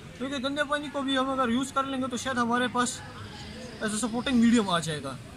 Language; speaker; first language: Urdu; non-native, local second language; Pashto